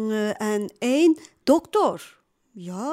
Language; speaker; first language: Dutch; non-native, learner; Turkish